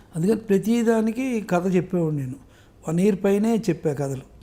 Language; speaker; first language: Telugu; native; Telugu